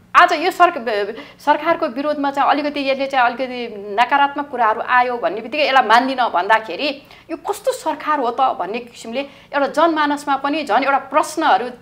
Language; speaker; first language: Nepali; native; Nepali